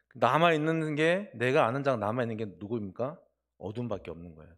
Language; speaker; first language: Korean; native; Korean